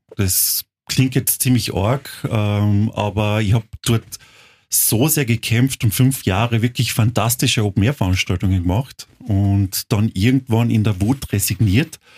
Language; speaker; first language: German; native; German